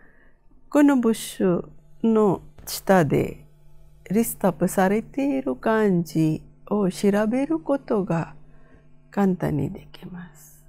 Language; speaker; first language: Japanese; non-native, fluent; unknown